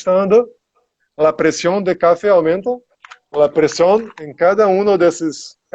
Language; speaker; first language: Spanish; non-native, learner; Portuguese